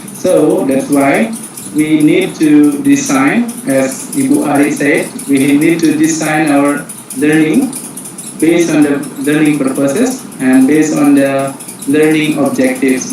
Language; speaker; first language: English; non-native, fluent; Indonesian